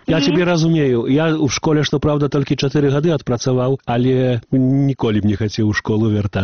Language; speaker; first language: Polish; non-native, local second language; Belarusian